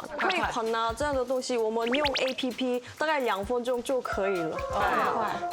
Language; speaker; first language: Chinese; non-native, fluent; Korean